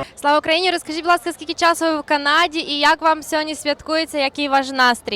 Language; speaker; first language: Ukrainian; native; Ukrainian